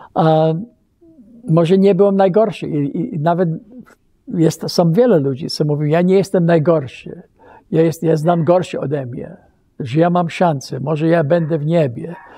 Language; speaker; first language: Polish; early bilingual, heritage; Polish